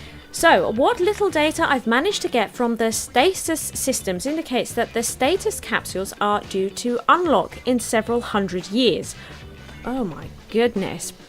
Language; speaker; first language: English; native; English